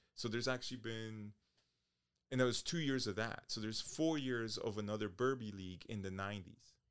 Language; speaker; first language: English; early bilingual, other home language; Polish